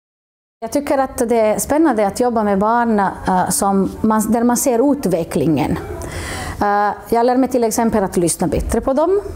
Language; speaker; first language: Swedish; non-native, local second language; Finnish